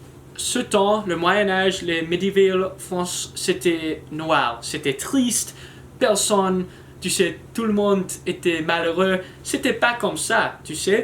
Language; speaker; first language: French; non-native, learner; English